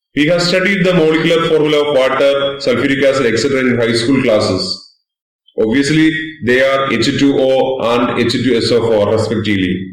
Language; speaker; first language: English; non-native, local second language; Malayalam